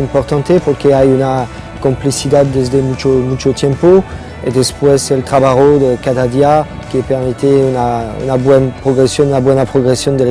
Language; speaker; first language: Spanish; non-native, fluent; French